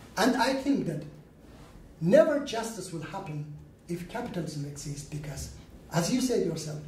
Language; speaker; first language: English; non-native, learner; Persian